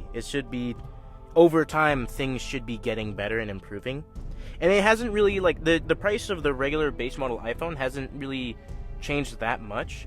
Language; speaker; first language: English; native; English